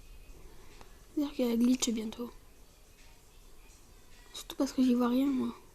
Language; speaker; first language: French; native; French